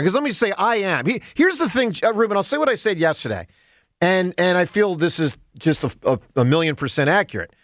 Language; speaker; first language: English; native; English